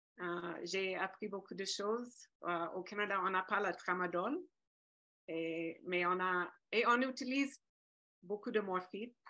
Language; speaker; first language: French; non-native, fluent; English